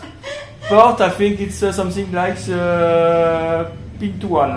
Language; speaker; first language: English; non-native, learner; French